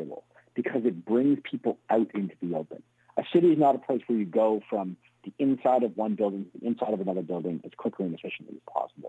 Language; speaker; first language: English; native; English